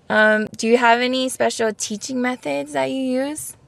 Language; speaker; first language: English; native; English